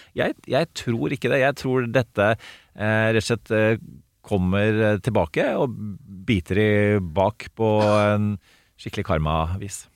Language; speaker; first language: Norwegian; native; Norwegian